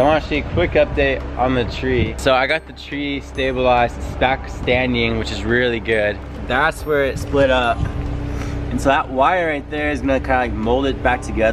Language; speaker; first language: English; native; English